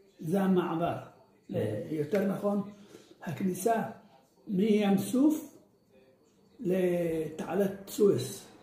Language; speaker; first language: Hebrew; early bilingual, other home language; Arabic